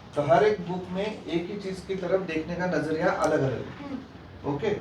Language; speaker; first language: Hindi; non-native, local second language; Marathi